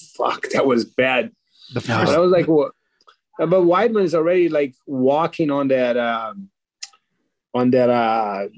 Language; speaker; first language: English; non-native, fluent; Portuguese